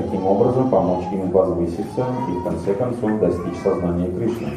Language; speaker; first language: Russian; native; Russian